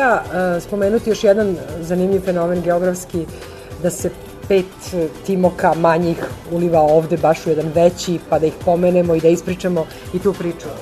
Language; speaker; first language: Serbian; native; Serbian